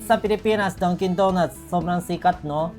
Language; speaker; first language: Filipino; non-native, learner; Japanese